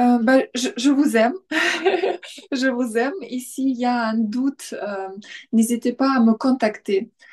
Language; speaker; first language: French; non-native, fluent; Russian